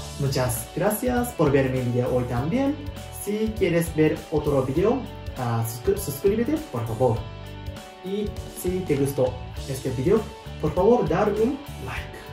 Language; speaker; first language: Spanish; non-native, learner; Japanese